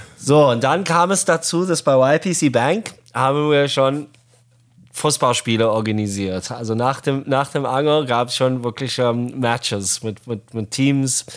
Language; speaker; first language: German; non-native, fluent; Arabic